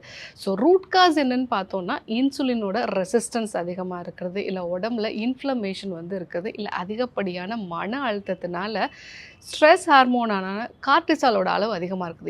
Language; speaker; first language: Tamil; native; Tamil